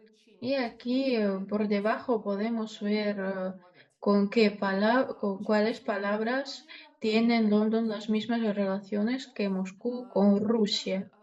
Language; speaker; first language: Spanish; non-native, fluent; Russian